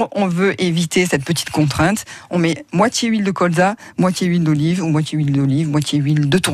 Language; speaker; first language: French; native; French